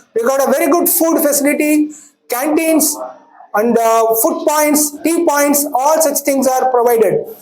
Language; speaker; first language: English; non-native, local second language; Tamil